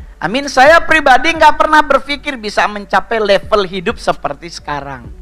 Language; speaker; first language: Indonesian; native; Indonesian